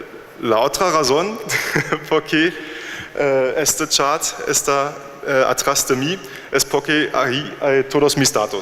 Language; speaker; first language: Spanish; non-native, fluent; German